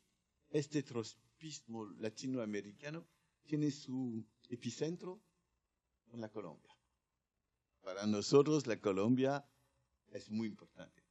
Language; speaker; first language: Spanish; non-native, learner; French